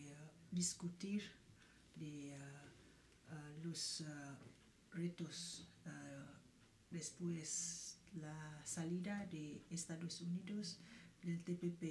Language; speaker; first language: Spanish; non-native, fluent; Vietnamese